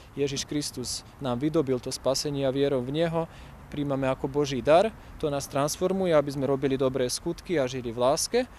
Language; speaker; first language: Slovak; native; Slovak